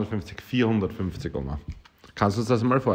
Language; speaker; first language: German; native; German